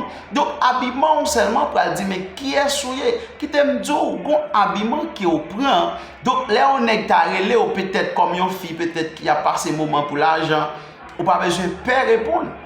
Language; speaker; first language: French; non-native, learner; Haitian Creole